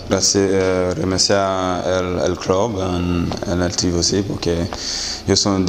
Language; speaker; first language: Italian; non-native, learner; French